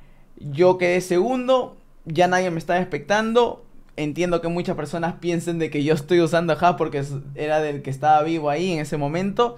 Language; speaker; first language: Spanish; native; Spanish